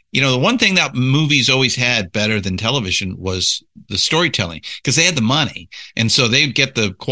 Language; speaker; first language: English; native; English